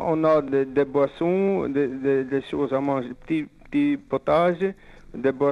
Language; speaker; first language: French; non-native, local second language; Dutch